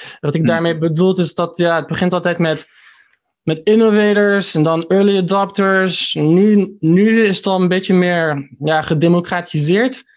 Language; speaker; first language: Dutch; early bilingual, heritage; Dutch